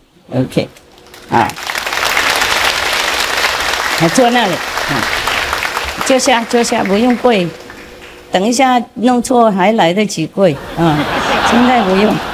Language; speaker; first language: Chinese; non-native, fluent; Vietnamese